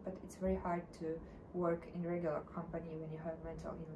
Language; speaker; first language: English; non-native, learner; Russian